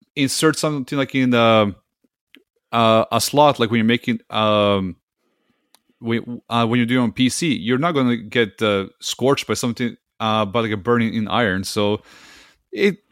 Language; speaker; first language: English; non-native, fluent; Serbian